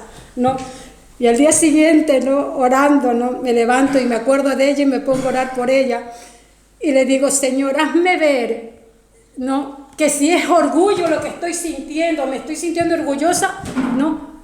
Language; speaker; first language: Spanish; native; Spanish